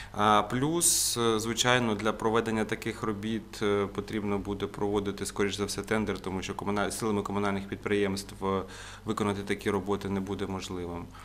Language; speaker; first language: Ukrainian; native; Ukrainian